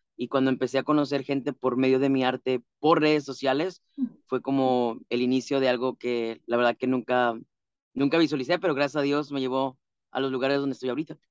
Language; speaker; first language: Spanish; native; Spanish